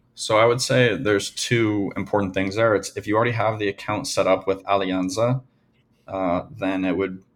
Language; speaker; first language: English; native; English